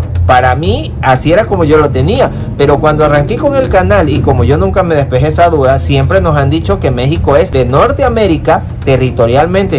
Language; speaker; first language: Spanish; native; Spanish